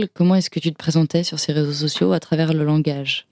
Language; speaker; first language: French; native; French